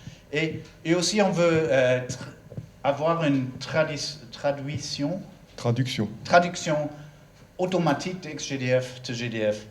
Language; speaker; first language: French; non-native, learner; German